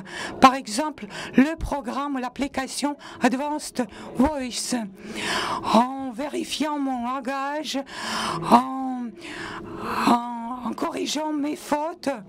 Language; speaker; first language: French; non-native, local second language; Latvian